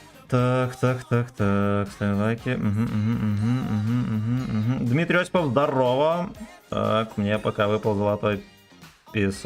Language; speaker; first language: Russian; native; Russian